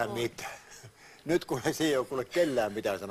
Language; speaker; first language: Finnish; native; Finnish